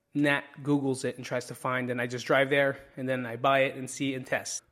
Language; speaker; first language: English; early bilingual, other home language; Filipino